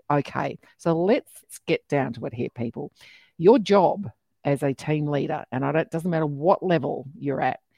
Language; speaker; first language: English; native; English